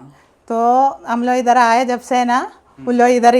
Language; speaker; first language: Hindi; non-native, local second language; Malayalam